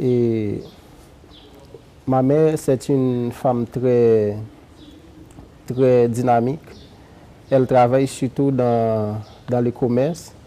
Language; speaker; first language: French; non-native, local second language; Haitian Creole